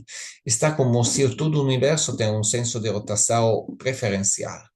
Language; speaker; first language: Spanish; non-native, learner; Italian